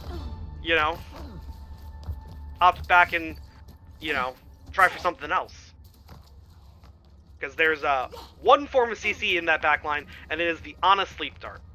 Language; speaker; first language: English; native; English